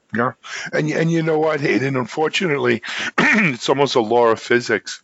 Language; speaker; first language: English; native; English